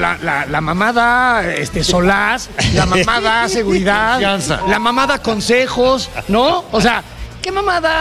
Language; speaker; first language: Spanish; native; Spanish